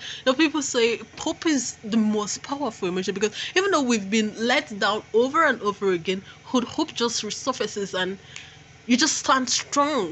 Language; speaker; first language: English; non-native, local second language; Igbo